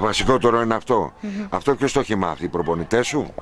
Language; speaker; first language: Greek; native; Greek